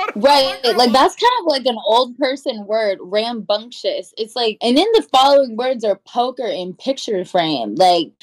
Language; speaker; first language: English; native; English